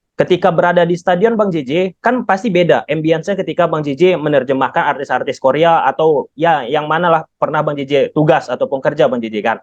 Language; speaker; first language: Indonesian; native; Indonesian